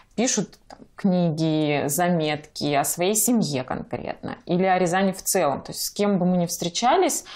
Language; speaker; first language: Russian; native; Russian